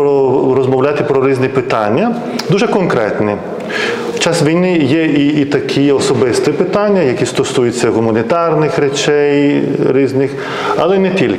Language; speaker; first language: Ukrainian; non-native, fluent; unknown